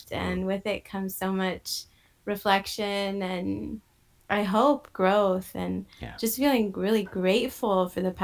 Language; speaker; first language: English; native; English